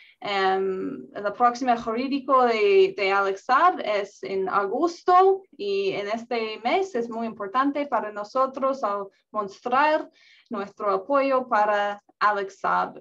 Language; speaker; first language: Spanish; non-native, learner; English